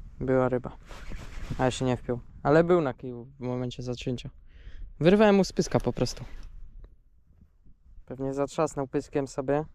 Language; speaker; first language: Polish; native; Polish